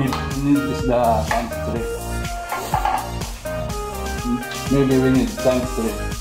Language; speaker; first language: English; non-native, local second language; Filipino